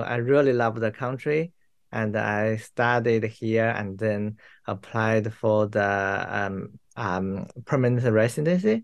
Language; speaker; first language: English; non-native, learner; Chinese